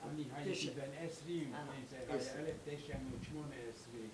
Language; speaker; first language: Hebrew; non-native, learner; German